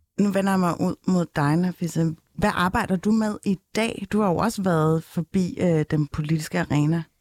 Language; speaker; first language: Danish; early bilingual, other home language; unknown